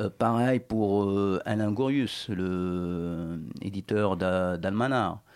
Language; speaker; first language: French; non-native, local second language; Berber languages